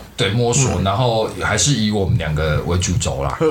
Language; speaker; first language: Chinese; non-native, local second language; Min Nan Chinese